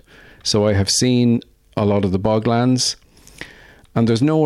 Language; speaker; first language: English; native; English